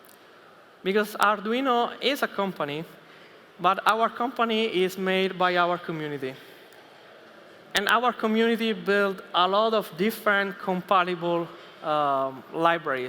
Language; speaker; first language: English; non-native, fluent; Italian